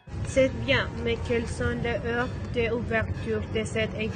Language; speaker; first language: French; non-native, learner; Spanish